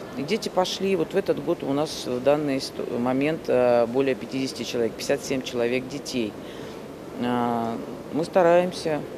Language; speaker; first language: Russian; native; Russian